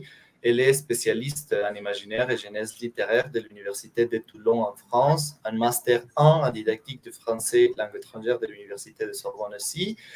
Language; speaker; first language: French; non-native, fluent; Spanish